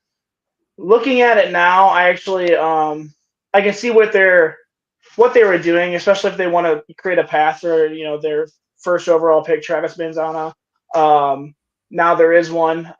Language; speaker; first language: English; native; English